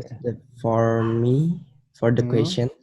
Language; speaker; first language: English; non-native, learner; Indonesian